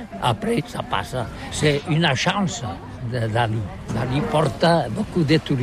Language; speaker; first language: French; non-native, learner; Catalan